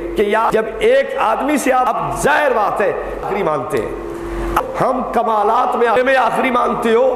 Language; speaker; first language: Urdu; native; Urdu